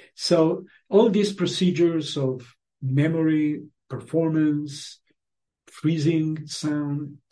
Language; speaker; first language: English; non-native, fluent; Spanish